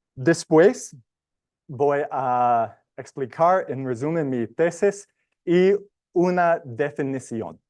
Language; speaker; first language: Spanish; non-native, learner; English